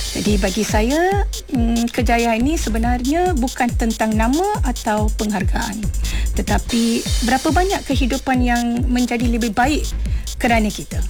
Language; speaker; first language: Malay; non-native, local second language; Tamil